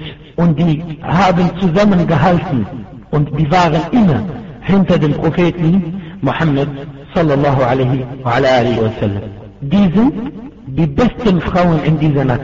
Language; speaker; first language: German; non-native, fluent; Arabic